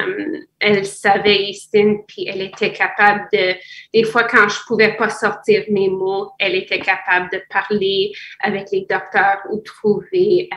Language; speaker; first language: French; non-native, fluent; English